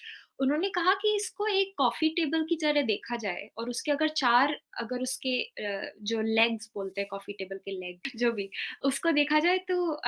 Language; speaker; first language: Hindi; native; Hindi